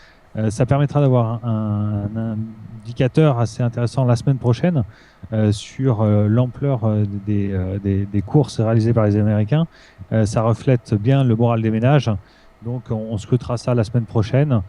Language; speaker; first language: French; native; French